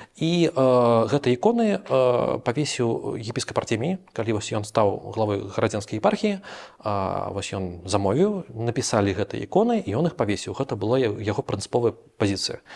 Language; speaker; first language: Belarusian; non-native, local second language; Russian